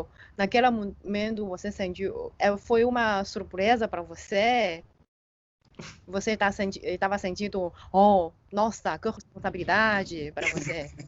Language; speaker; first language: Portuguese; non-native, fluent; Chinese